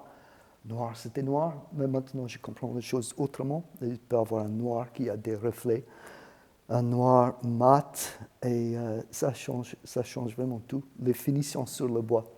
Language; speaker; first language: French; non-native, fluent; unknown